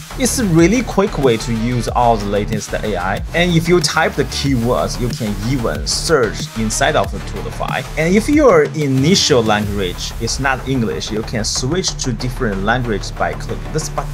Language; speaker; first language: English; non-native, fluent; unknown